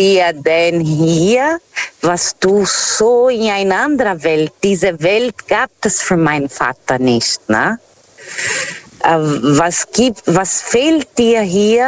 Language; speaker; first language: German; non-native, learner; Portuguese